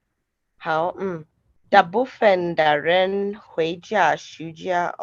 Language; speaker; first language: Chinese; non-native, learner; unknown